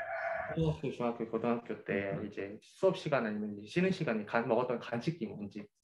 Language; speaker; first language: Korean; early bilingual, heritage; Korean